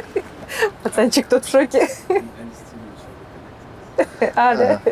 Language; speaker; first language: Russian; native; Russian